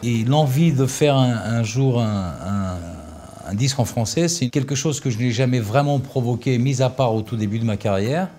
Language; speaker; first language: French; early bilingual, other home language; Portuguese